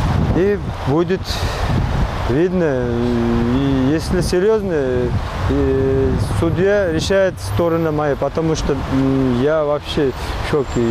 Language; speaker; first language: Russian; non-native, learner; Uzbek